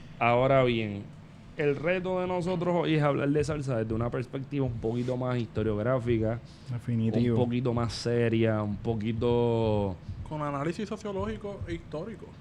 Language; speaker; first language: Spanish; native; Spanish